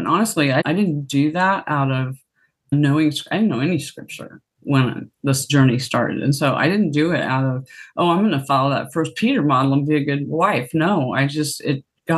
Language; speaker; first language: English; native; English